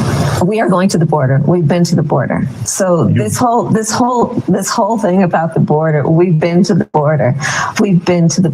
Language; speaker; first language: English; native; English